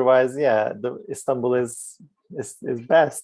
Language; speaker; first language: English; non-native, fluent; Turkish